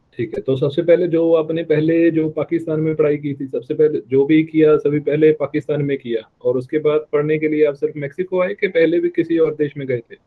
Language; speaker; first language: Hindi; non-native, local second language; Punjabi